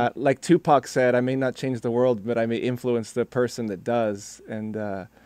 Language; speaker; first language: English; early bilingual, other home language; Spanish